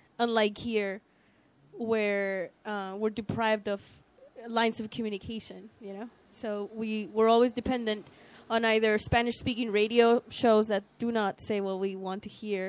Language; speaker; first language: English; early bilingual, other home language; Spanish